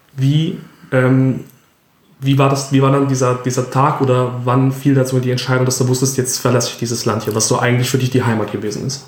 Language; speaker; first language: German; native; German